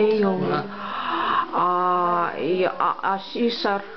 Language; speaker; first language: Finnish; non-native, local second language; Russian